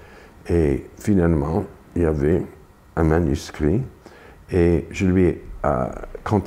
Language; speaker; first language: French; non-native, fluent; English